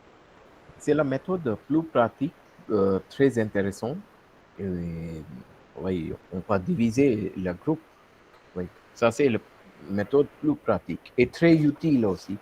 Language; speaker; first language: French; non-native, learner; Hindi